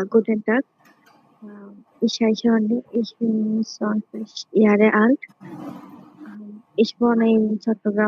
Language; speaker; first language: German; non-native, learner; Bangla